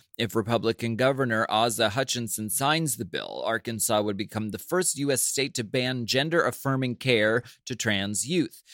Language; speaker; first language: English; native; English